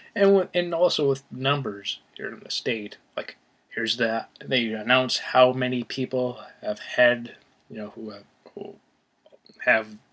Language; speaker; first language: English; native; English